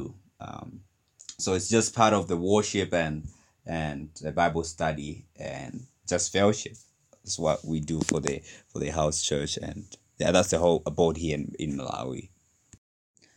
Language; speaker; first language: English; non-native, local second language; Nyanja